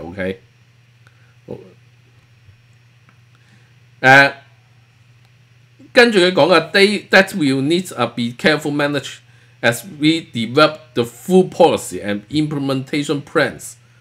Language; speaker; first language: English; non-native, local second language; Cantonese